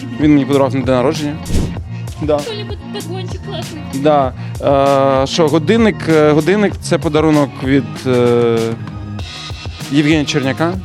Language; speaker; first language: Ukrainian; native; Ukrainian